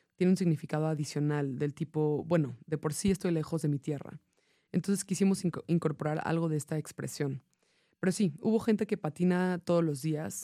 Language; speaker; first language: Spanish; non-native, fluent; English